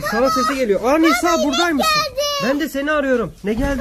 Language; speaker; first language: Turkish; native; Turkish